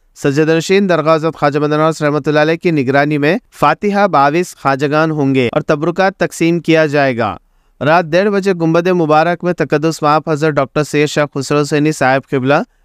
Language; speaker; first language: Hindi; non-native, local second language; Urdu